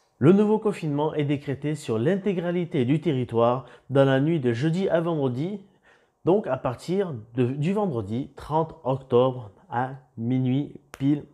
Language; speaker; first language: French; native; French